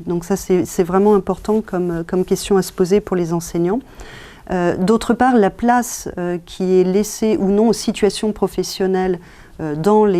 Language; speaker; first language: French; native; French